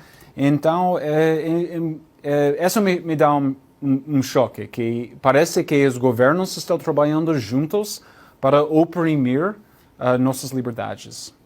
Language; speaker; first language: Portuguese; non-native, learner; English